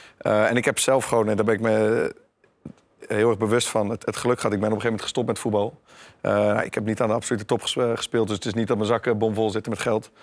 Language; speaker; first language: Dutch; native; Dutch